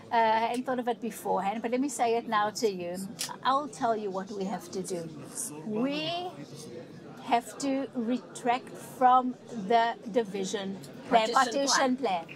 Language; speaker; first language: English; non-native, fluent; Hebrew